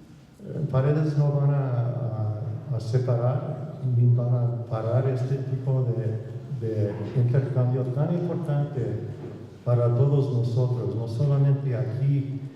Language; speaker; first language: Spanish; non-native, fluent; English